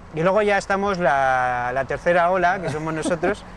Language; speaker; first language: Spanish; native; Spanish